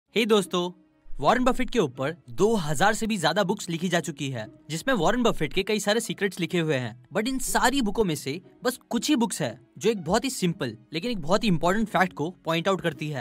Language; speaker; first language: Hindi; native; Hindi